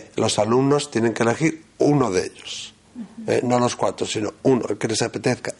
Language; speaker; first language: Spanish; native; Spanish